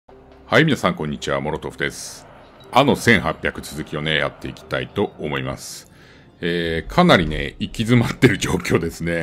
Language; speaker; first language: Japanese; native; Japanese